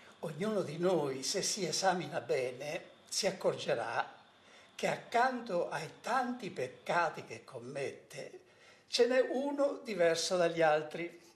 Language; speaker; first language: Italian; native; Italian